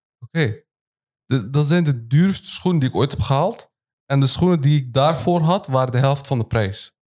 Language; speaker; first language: Dutch; early bilingual, other home language; Turkish